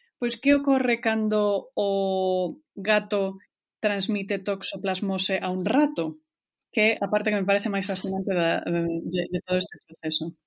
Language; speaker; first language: Galician; native; Galician